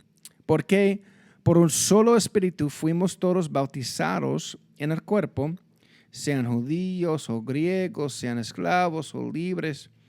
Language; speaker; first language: Spanish; non-native, fluent; English